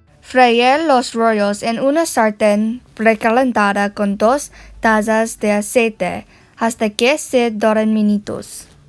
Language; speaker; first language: Spanish; non-native, learner; English